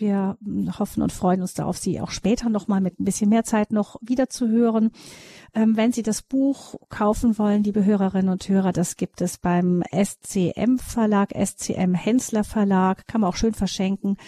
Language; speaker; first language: German; native; German